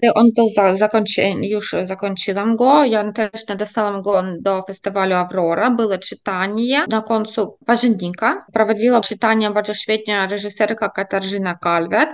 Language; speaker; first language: Polish; non-native, fluent; Ukrainian